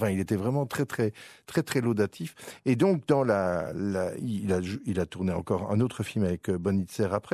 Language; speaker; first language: French; native; French